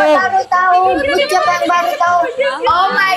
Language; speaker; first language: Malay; non-native, learner; Vietnamese